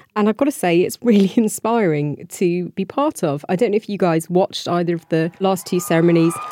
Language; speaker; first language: English; native; English